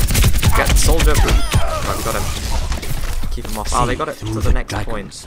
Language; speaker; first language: English; native; English